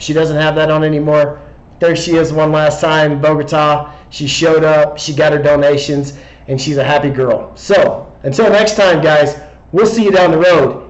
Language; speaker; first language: English; native; English